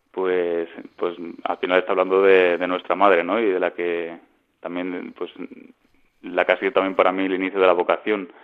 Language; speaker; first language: Spanish; native; Spanish